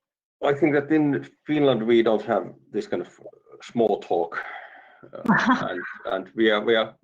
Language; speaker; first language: English; non-native, fluent; Finnish